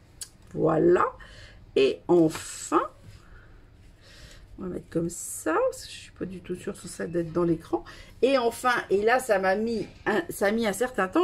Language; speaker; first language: French; native; French